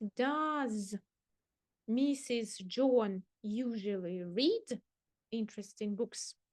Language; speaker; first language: English; non-native, fluent; Ukrainian